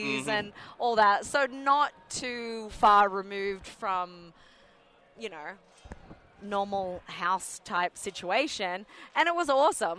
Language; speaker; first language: English; native; English